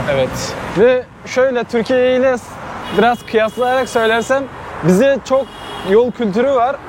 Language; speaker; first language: Turkish; non-native, fluent; Kyrgyz